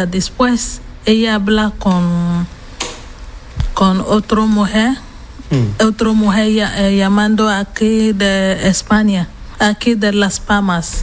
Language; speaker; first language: Spanish; non-native, learner; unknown